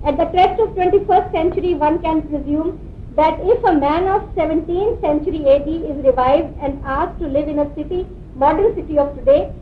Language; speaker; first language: English; non-native, local second language; Urdu